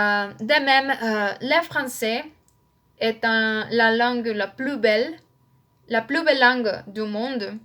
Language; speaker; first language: French; non-native, learner; Spanish